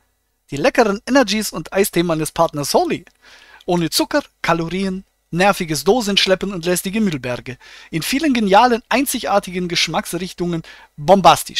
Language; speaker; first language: German; native; German